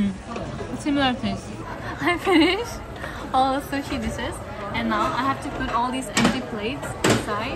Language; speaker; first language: English; non-native, local second language; Assamese